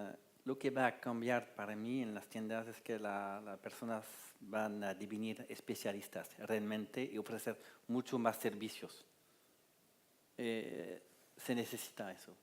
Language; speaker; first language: Spanish; non-native, fluent; French